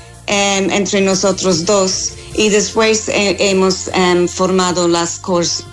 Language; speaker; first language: Spanish; non-native, fluent; English